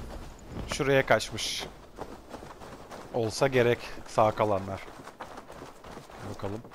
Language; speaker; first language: Turkish; native; Turkish